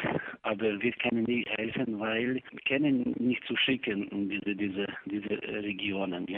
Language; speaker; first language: German; non-native, learner; Ukrainian